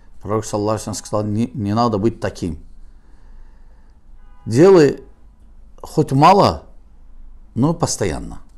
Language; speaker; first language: Russian; non-native, learner; Azerbaijani